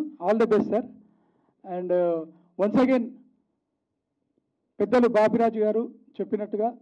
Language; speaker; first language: Telugu; native; Telugu